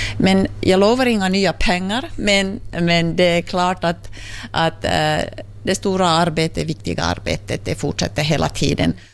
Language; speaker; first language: Swedish; non-native, local second language; Finnish